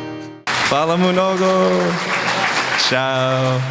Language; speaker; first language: Macedonian; non-native, learner; English